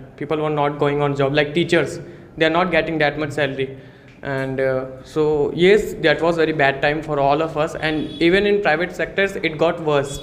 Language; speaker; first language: English; non-native, local second language; Hindi